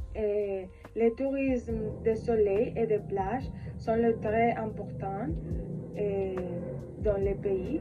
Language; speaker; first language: French; non-native, learner; Spanish